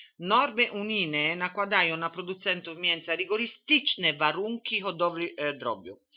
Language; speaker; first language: Polish; non-native, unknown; Italian